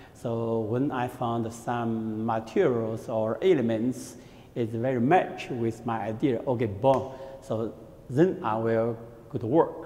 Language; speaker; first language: English; non-native, learner; Chinese